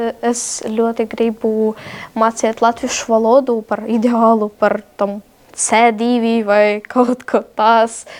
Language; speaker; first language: Latvian; non-native, learner; Ukrainian